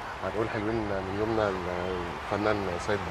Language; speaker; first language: Arabic; native; Arabic